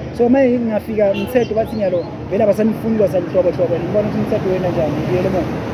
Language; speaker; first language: Zulu; native; Zulu